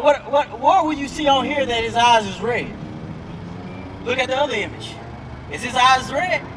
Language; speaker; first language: English; native; English